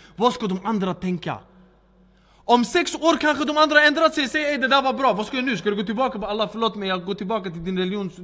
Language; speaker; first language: Swedish; early bilingual, other home language; Arabic